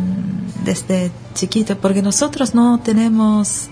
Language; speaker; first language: Spanish; non-native, learner; Japanese